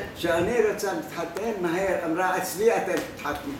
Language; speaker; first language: Hebrew; non-native, fluent; Arabic